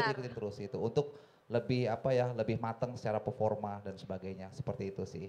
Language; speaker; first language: Indonesian; native; Indonesian